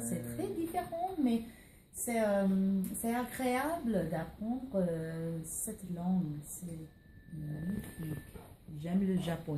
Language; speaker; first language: French; non-native, learner; English